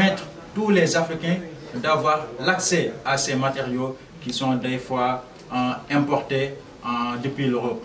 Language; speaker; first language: French; non-native, local second language; Wolof